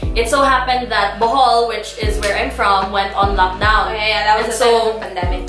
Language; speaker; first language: English; non-native, local second language; Cebuano